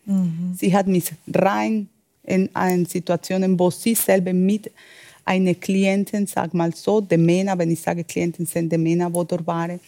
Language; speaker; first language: German; non-native, learner; Spanish